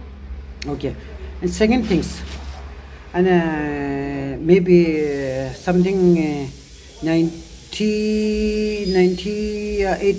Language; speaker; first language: English; non-native, learner; Tibetan